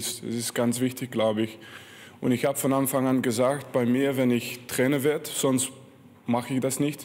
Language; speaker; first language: German; non-native, fluent; French